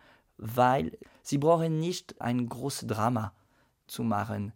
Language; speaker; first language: German; non-native, fluent; French